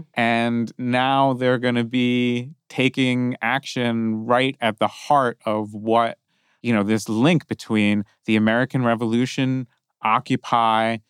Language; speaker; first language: English; native; English